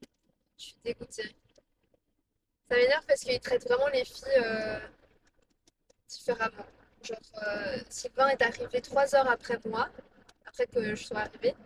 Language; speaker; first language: French; native; French